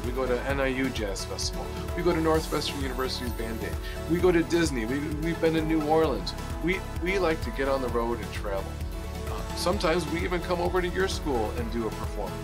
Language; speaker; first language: English; native; English